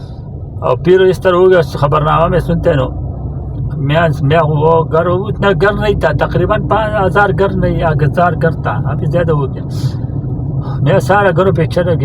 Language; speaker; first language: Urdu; non-native, local second language; Pashto